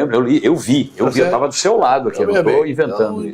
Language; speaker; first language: Portuguese; native; Portuguese